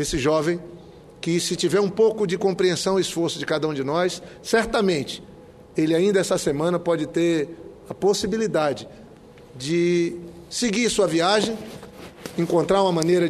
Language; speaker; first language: Portuguese; native; Portuguese